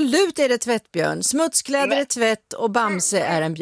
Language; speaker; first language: Swedish; native; Swedish